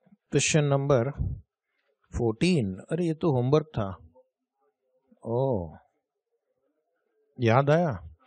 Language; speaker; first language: English; non-native, local second language; Hindi